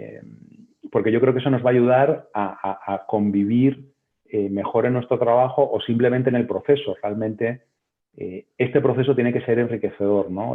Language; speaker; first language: Spanish; native; Spanish